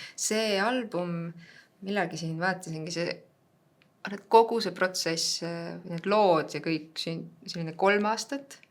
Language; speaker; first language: Estonian; native; Estonian